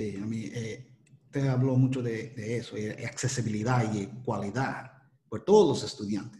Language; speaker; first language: Spanish; early bilingual, heritage; Spanish